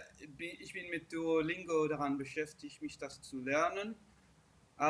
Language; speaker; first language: German; early bilingual, heritage; Dutch